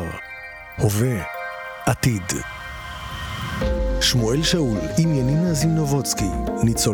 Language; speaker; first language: Hebrew; native; Hebrew